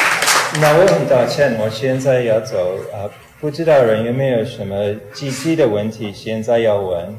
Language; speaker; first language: Chinese; non-native, fluent; English